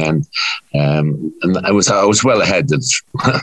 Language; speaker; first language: English; native; English